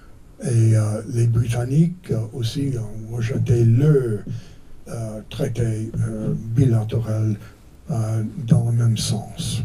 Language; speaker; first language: French; non-native, fluent; English